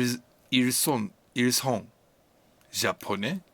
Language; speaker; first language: French; non-native, learner; English